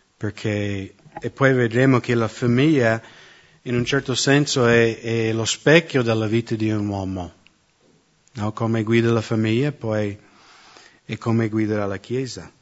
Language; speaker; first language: Italian; non-native, fluent; English